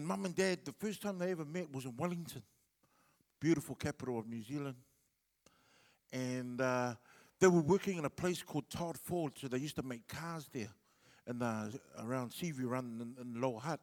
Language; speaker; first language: English; non-native, local second language; Samoan